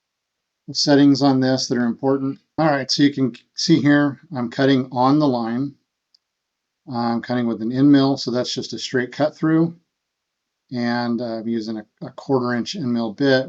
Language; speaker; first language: English; native; English